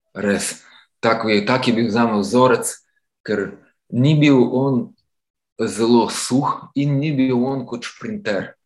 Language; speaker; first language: Slovenian; non-native, fluent; Ukrainian